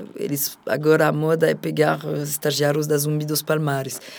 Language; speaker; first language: Portuguese; non-native, fluent; French